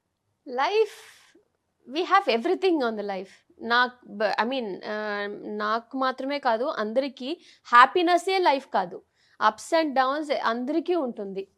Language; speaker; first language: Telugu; non-native, local second language; Tamil